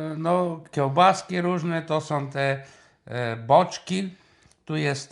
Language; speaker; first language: Polish; non-native, fluent; Bulgarian